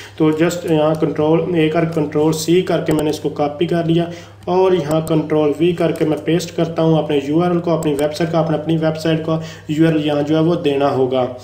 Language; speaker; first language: Urdu; non-native, local second language; Punjabi